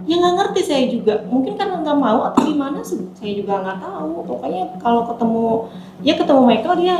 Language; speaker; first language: Indonesian; non-native, local second language; Sundanese